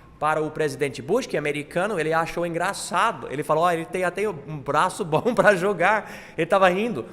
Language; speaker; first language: Portuguese; non-native, fluent; English